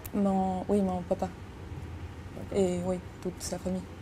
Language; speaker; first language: French; non-native, local second language; Spanish